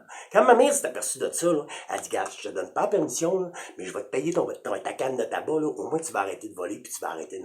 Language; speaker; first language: French; native; French